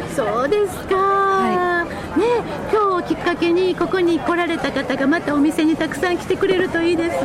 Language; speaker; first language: Japanese; native; Japanese